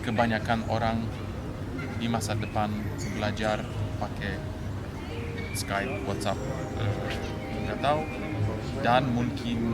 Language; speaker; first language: Indonesian; non-native, fluent; Polish